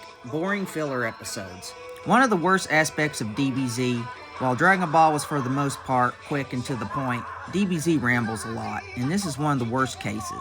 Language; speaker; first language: English; native; English